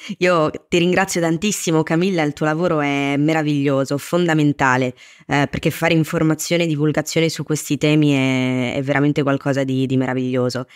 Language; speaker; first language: Italian; native; Italian